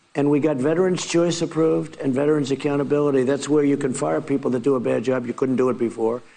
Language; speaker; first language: English; native; English